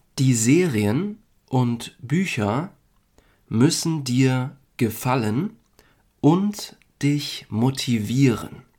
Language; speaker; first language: German; native; German